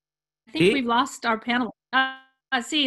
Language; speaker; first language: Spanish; non-native, fluent; English